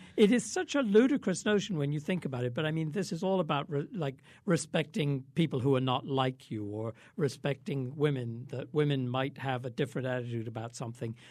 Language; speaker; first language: English; native; English